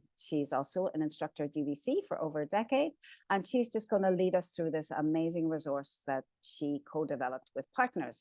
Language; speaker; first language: English; native; English